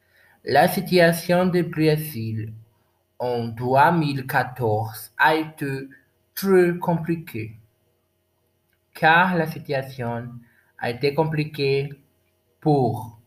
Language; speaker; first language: French; non-native, learner; Portuguese